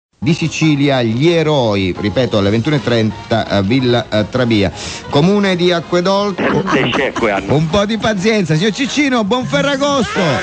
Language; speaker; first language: Italian; native; Italian